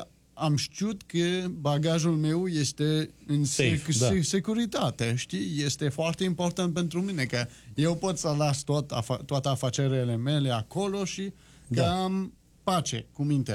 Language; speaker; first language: Romanian; non-native, learner; French